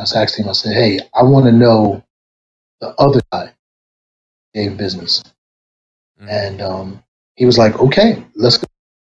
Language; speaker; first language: English; native; English